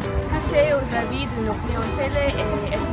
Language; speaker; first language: French; non-native, learner; English